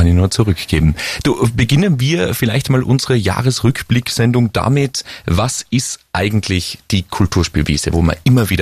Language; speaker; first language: German; native; German